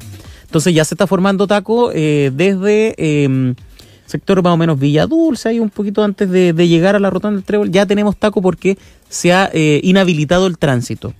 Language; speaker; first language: Spanish; native; Spanish